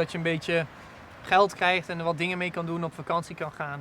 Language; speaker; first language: Dutch; native; Dutch